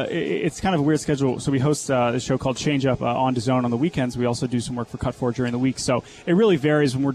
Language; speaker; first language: English; native; English